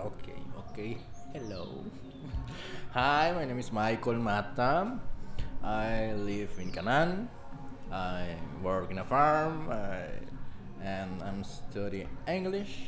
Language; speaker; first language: English; non-native, learner; Spanish